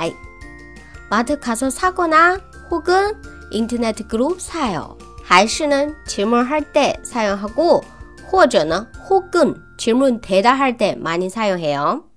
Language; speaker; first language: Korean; non-native, fluent; Chinese